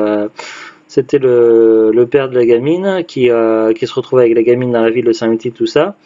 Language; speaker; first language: French; native; French